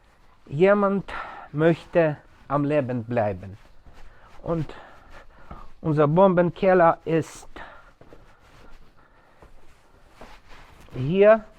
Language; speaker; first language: German; non-native, fluent; Ukrainian